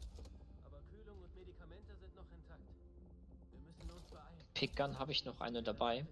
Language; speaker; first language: German; native; German